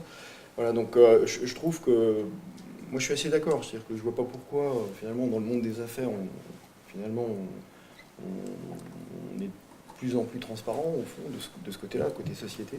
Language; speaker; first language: French; native; French